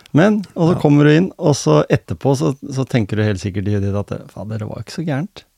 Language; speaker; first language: Norwegian; native; Norwegian